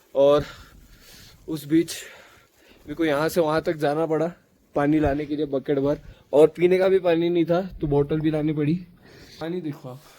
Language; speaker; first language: Hindi; non-native, local second language; Marathi